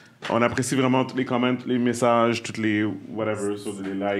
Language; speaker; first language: French; native; French